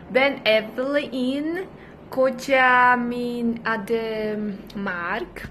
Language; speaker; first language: Turkish; non-native, learner; Portuguese